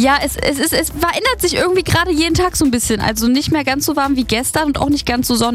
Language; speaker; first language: German; native; German